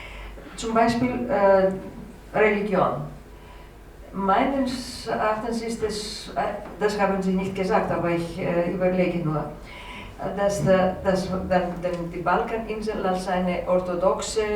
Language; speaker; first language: German; non-native, fluent; Greek